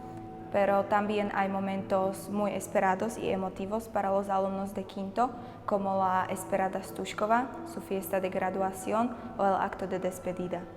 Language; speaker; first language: Spanish; non-native, fluent; Slovak